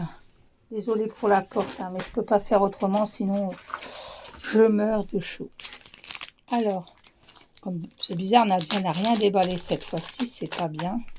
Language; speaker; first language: French; native; French